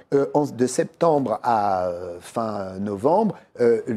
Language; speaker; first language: French; native; French